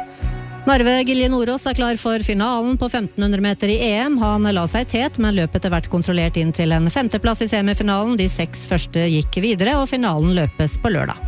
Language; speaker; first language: Norwegian; native; Norwegian